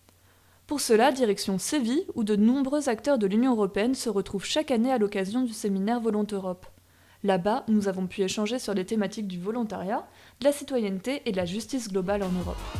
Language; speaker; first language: French; native; French